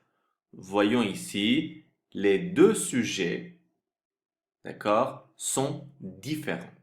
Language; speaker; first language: French; non-native, fluent; Turkish